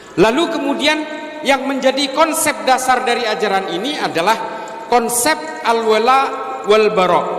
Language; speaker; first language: Indonesian; non-native, local second language; Madurese